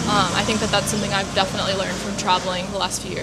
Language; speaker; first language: English; native; English